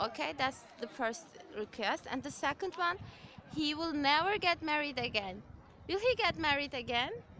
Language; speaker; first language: English; non-native, fluent; Turkish